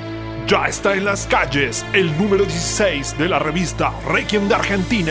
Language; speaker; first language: Spanish; native; Spanish